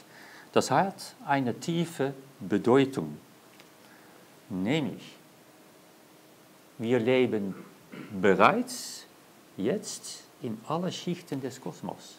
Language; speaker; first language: German; non-native, learner; Dutch